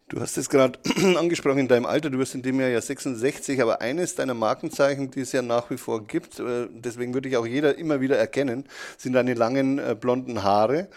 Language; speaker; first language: German; native; German